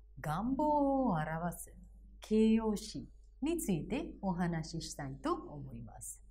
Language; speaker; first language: Japanese; non-native, fluent; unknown